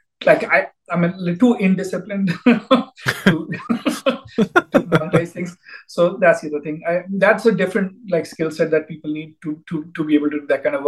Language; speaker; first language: English; non-native, local second language; Hindi